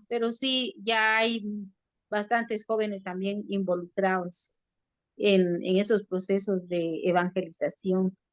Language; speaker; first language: Spanish; native; Spanish